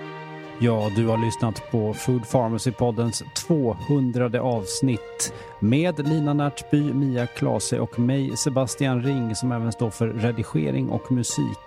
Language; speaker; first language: Swedish; native; Swedish